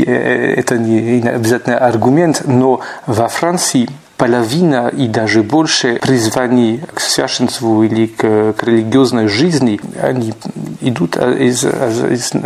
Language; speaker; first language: Russian; non-native, fluent; French